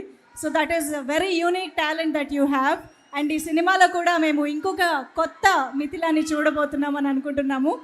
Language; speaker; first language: Telugu; native; Telugu